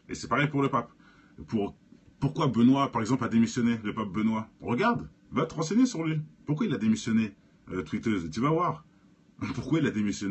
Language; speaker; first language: French; native; French